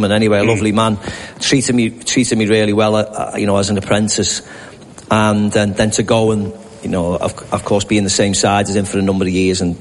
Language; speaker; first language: English; native; English